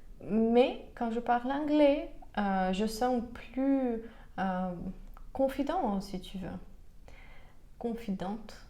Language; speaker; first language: French; non-native, learner; Russian